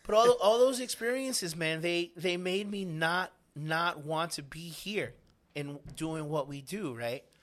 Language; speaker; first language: English; native; English